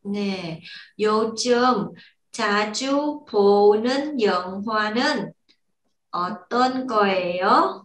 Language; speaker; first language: Korean; non-native, fluent; Vietnamese